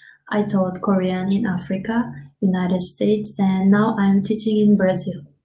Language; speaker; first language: English; non-native, fluent; Korean